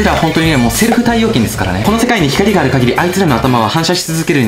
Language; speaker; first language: Japanese; native; Japanese